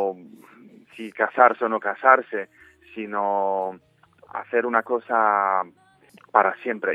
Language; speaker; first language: Spanish; non-native, fluent; Romanian